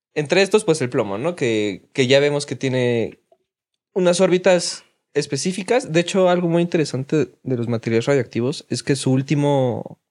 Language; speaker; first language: Spanish; native; Spanish